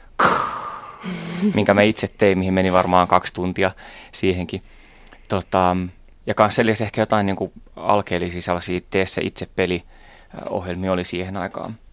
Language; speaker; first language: Finnish; native; Finnish